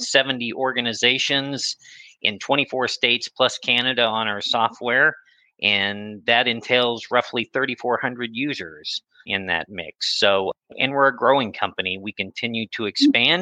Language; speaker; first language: English; native; English